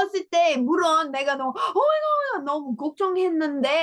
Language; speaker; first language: Korean; non-native, learner; English